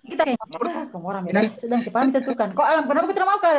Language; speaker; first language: Indonesian; native; Indonesian